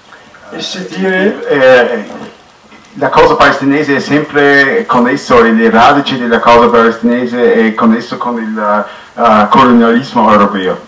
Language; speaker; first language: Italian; non-native, fluent; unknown